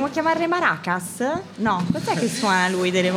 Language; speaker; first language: Italian; native; Italian